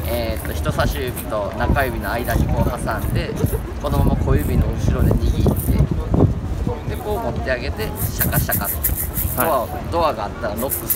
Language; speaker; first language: Japanese; native; Japanese